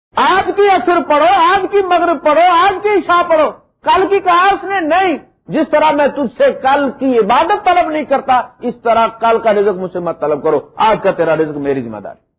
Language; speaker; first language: Urdu; non-native, local second language; Punjabi